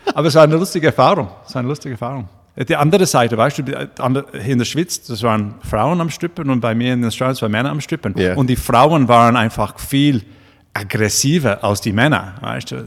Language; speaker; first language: German; non-native, fluent; English